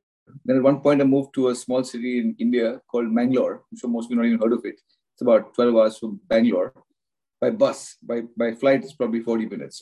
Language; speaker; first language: English; non-native, local second language; Hindi